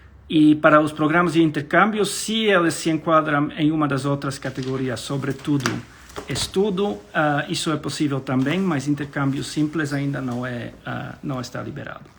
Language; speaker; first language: Portuguese; non-native, fluent; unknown